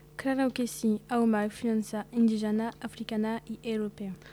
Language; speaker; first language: Portuguese; non-native, learner; French